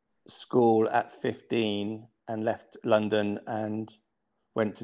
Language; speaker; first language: English; native; English